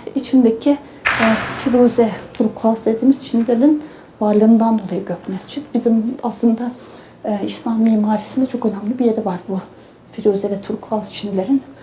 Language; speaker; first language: Turkish; native; Turkish